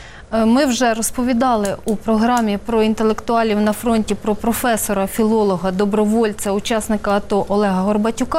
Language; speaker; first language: Ukrainian; native; Ukrainian